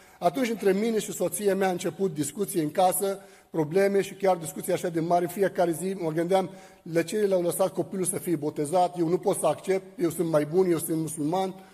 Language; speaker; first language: Romanian; non-native, fluent; Arabic